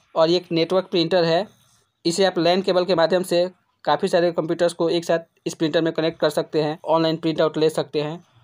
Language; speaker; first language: Hindi; native; Hindi